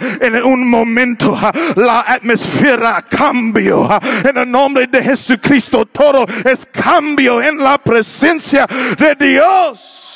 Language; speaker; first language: Spanish; non-native, learner; English